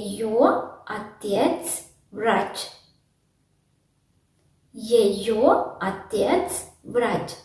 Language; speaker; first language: Russian; non-native, learner; Sinhala